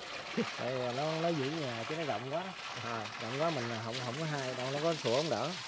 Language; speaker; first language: Vietnamese; native; Vietnamese